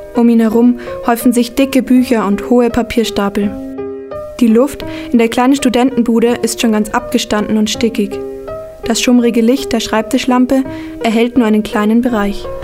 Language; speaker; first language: German; native; German